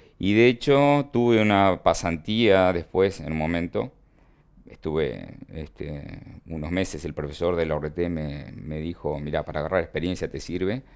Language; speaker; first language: Spanish; native; Spanish